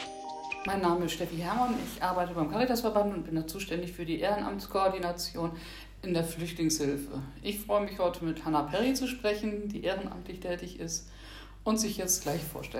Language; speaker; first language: German; native; German